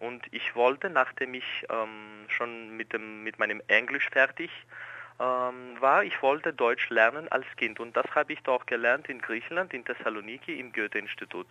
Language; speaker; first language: German; non-native, fluent; Greek